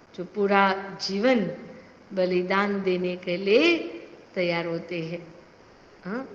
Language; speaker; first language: Hindi; non-native, local second language; Gujarati